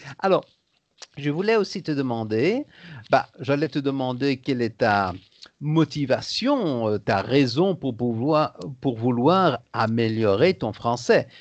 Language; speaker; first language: French; native; French